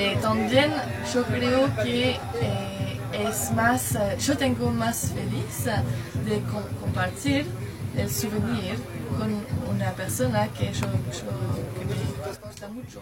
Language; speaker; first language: Spanish; non-native, learner; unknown